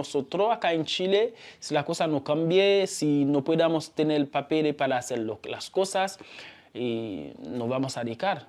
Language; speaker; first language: Spanish; non-native, learner; Haitian Creole